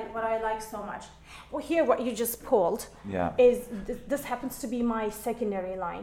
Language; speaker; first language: English; non-native, fluent; German